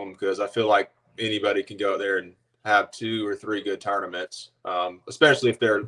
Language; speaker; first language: English; native; English